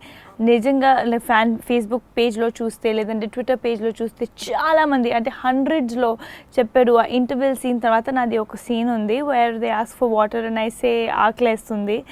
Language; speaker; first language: Telugu; non-native, local second language; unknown